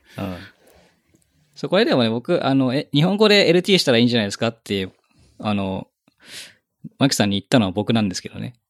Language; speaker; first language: Japanese; native; Japanese